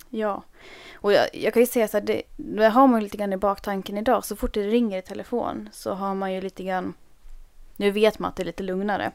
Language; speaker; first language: Swedish; native; Swedish